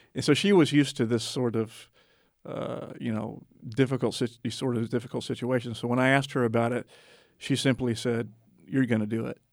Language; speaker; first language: English; native; English